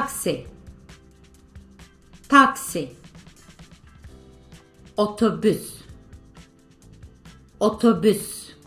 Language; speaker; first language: Turkish; non-native, fluent; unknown